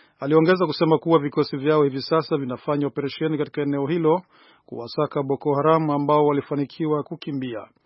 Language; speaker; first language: Swahili; non-native, local second language; Rundi